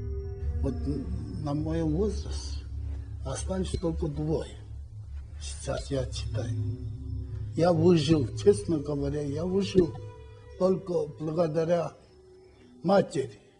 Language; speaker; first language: Russian; non-native, local second language; Korean